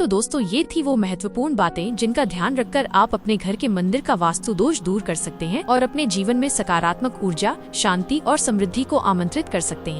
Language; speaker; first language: Hindi; native; Hindi